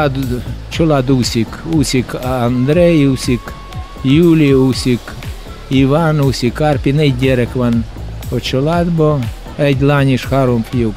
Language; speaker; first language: Hungarian; non-native, learner; Russian